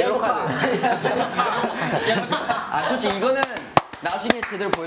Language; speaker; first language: Korean; native; Korean